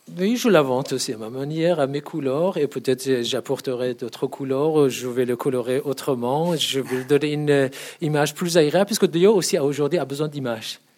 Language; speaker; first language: French; non-native, fluent; Persian